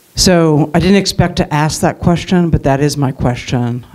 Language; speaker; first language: English; native; English